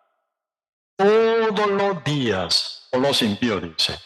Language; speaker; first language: Spanish; non-native, learner; Korean